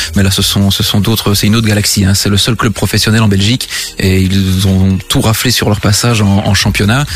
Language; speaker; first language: French; native; French